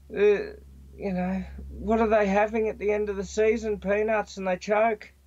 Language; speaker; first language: English; native; English